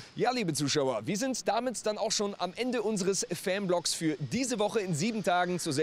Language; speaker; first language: German; native; German